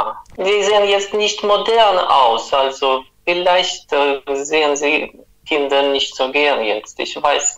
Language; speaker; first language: German; non-native, fluent; Russian